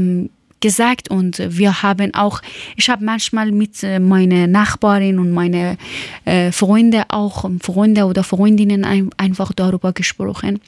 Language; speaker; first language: German; non-native, local second language; Persian